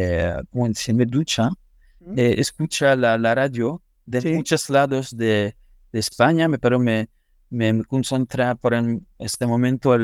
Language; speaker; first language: Spanish; non-native, learner; French